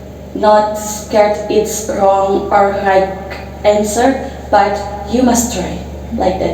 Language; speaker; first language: English; non-native, learner; Indonesian